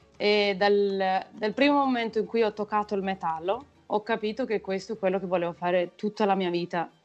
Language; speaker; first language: Italian; non-native, fluent; Spanish